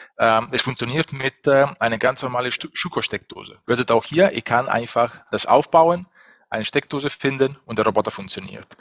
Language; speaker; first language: German; non-native, fluent; Italian